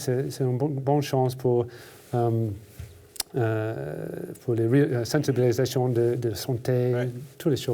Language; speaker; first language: French; non-native, learner; English